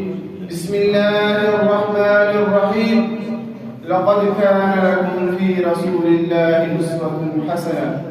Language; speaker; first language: Arabic; non-native, learner; Urdu